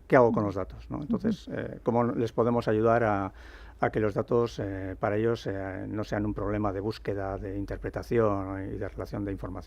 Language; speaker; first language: Spanish; native; Spanish